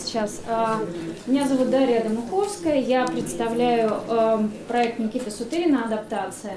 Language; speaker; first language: Russian; native; Russian